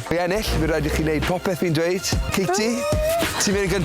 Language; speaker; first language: Welsh; native; Welsh